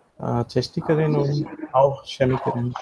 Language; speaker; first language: German; non-native, learner; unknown